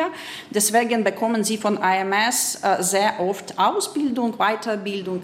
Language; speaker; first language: German; non-native, fluent; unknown